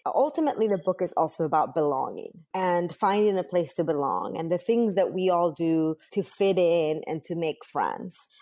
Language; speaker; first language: English; early bilingual, other home language; Spanish